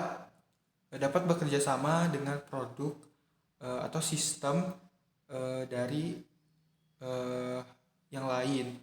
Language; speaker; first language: Indonesian; native; Indonesian